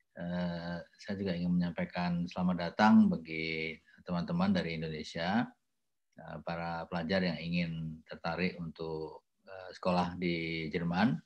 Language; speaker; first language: Indonesian; native; Indonesian